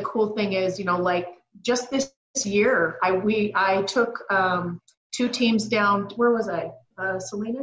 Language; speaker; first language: English; native; English